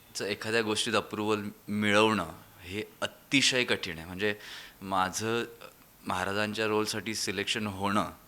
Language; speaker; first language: Marathi; native; Marathi